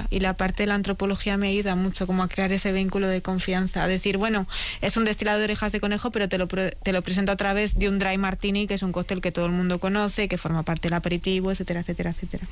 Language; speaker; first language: Spanish; native; Spanish